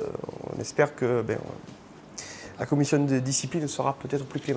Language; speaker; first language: French; native; French